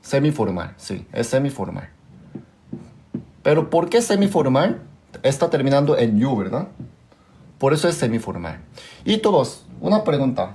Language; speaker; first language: Spanish; non-native, fluent; Korean